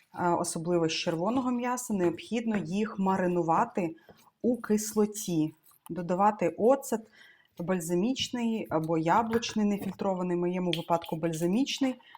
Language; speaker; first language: Ukrainian; non-native, local second language; Russian